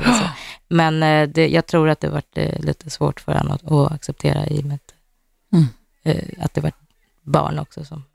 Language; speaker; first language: Swedish; native; Swedish